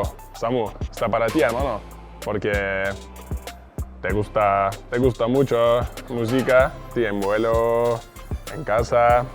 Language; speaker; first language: Spanish; non-native, learner; Turkish